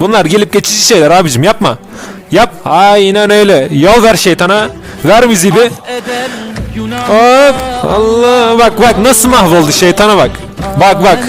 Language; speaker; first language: Turkish; native; Turkish